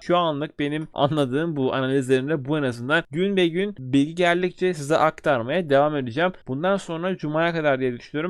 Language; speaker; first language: Turkish; native; Turkish